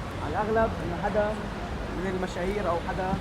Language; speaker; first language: Arabic; native; Arabic